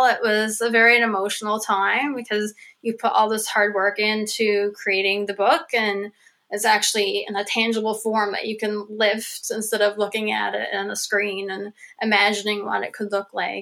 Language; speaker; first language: English; native; English